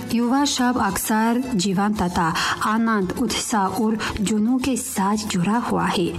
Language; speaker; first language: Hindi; non-native, fluent; Tajik